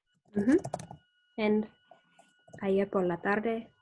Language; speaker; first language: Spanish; non-native, fluent; English